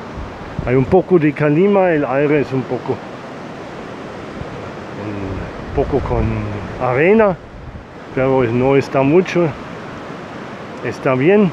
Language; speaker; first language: Spanish; non-native, learner; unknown